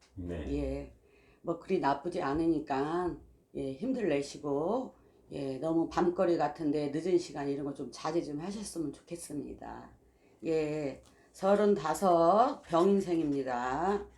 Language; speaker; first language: Korean; native; Korean